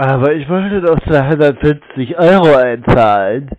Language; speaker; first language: German; native; German